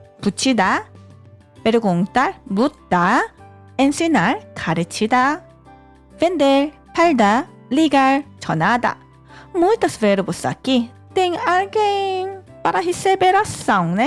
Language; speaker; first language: Portuguese; non-native, learner; Korean